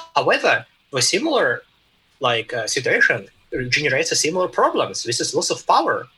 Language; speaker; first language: English; non-native, fluent; Russian